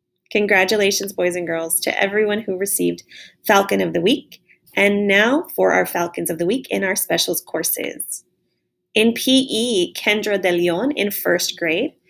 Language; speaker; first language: English; native; English